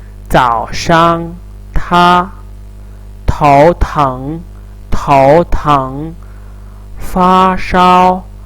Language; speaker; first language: Chinese; non-native, fluent; Urdu